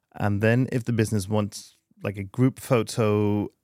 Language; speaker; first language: English; non-native, fluent; Norwegian